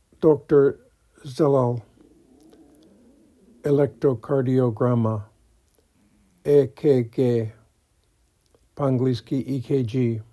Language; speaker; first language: Russian; non-native, learner; English